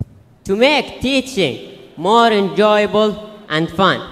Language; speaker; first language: English; non-native, fluent; Arabic